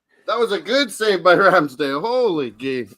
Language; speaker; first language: English; native; English